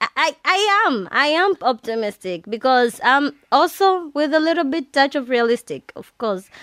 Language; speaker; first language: English; non-native, local second language; Swahili